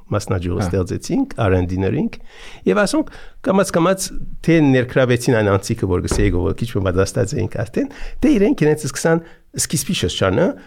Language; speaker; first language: Armenian; early bilingual, heritage; Armenian